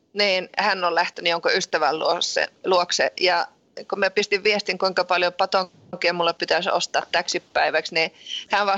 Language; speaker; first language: Finnish; early bilingual, heritage; Finnish